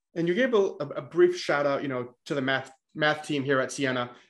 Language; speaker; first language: English; native; English